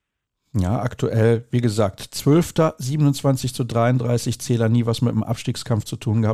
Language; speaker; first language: German; native; German